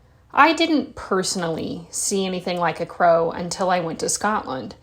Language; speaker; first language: English; native; English